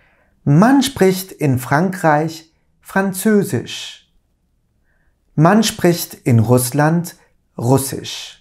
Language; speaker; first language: German; non-native, fluent; Turkish